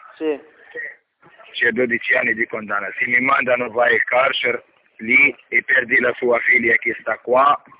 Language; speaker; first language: Italian; non-native, learner; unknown